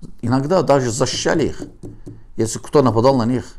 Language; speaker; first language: Russian; non-native, learner; Azerbaijani